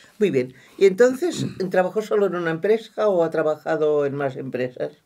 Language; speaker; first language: Spanish; non-native, local second language; Catalan